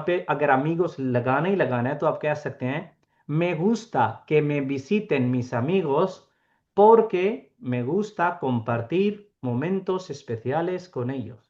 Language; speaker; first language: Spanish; non-native, fluent; Urdu